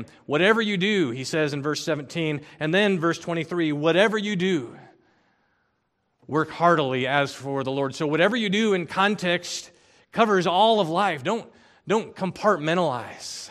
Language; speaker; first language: English; native; English